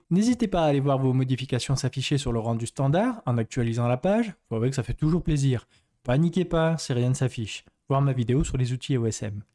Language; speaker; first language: French; native; French